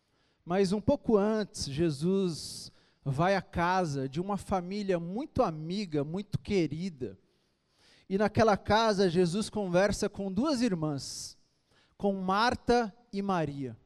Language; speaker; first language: Portuguese; native; Portuguese